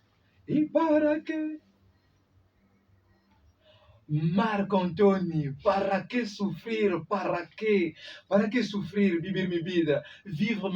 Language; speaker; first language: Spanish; non-native, learner; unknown